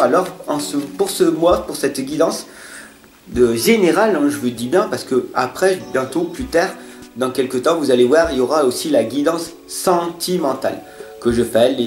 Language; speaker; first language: French; native; French